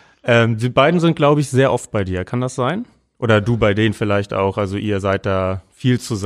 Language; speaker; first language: German; native; German